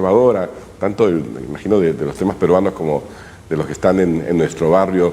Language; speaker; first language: Spanish; native; Spanish